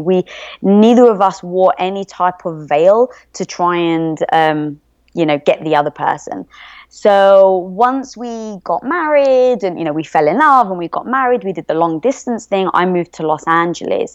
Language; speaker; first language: English; native; English